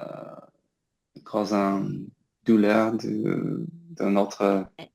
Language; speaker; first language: French; non-native, learner; English